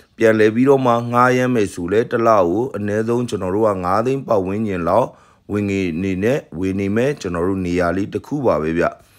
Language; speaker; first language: Burmese; native; Burmese